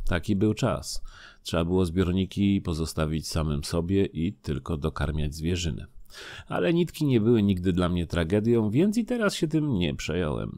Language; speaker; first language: Polish; native; Polish